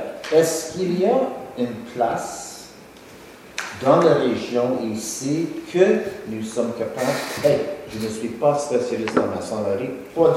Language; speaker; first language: French; non-native, local second language; English